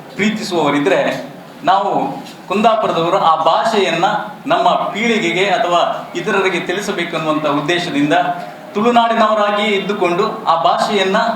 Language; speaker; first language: Kannada; native; Kannada